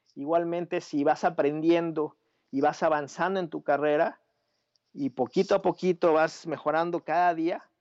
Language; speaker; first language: Spanish; native; Spanish